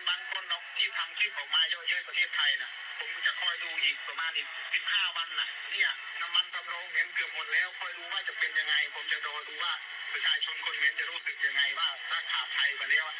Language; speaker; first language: Thai; non-native, fluent; Khmer